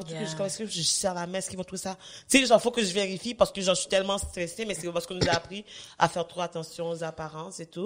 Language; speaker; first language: French; native; French